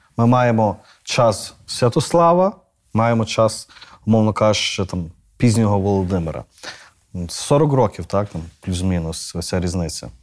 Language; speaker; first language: Ukrainian; native; Ukrainian